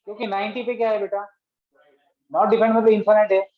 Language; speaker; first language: Hindi; non-native, local second language; Marathi